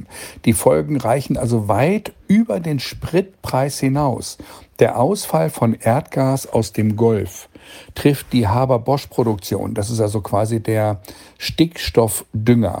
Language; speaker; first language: German; native; German